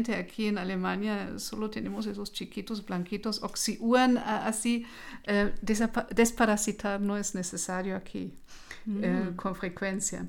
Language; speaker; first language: Spanish; non-native, fluent; German